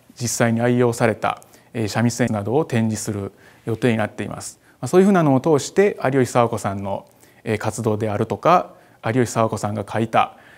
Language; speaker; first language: Japanese; native; Japanese